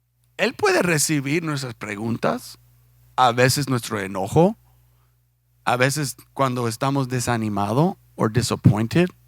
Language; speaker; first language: Spanish; non-native, fluent; English